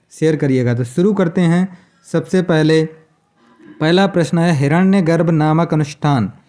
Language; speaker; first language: Hindi; native; Hindi